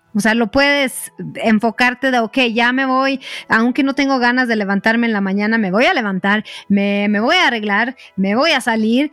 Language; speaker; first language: Spanish; non-native, fluent; Swedish